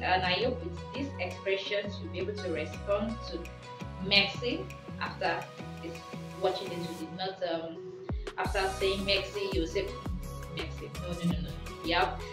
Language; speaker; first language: English; non-native, local second language; Yoruba